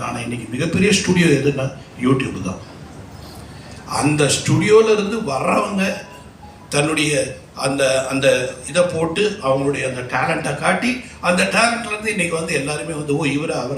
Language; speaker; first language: Tamil; native; Tamil